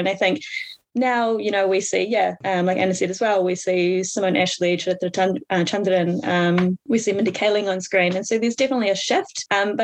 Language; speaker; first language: English; native; English